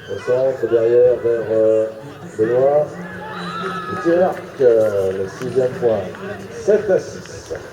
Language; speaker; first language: French; native; French